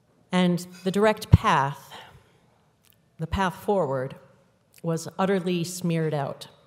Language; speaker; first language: English; native; English